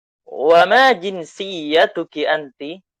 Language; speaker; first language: Arabic; non-native, fluent; Indonesian